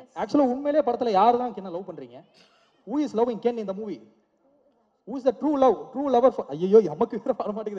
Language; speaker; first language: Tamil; native; Tamil